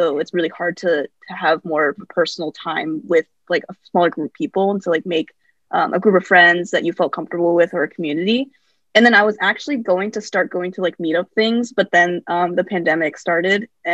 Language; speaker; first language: English; native; English